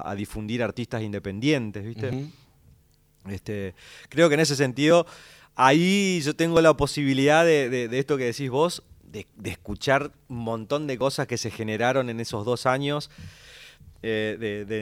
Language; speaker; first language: Spanish; native; Spanish